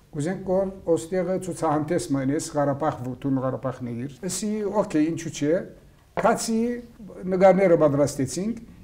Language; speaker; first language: Armenian; early bilingual, heritage; Armenian